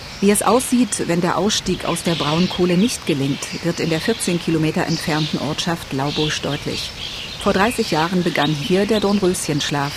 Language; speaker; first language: German; native; German